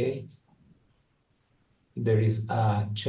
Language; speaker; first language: English; non-native, learner; Spanish